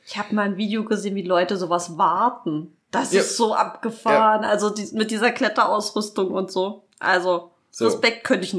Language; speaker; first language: German; native; German